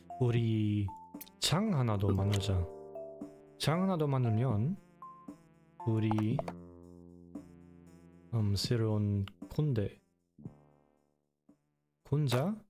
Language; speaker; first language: Korean; non-native, learner; German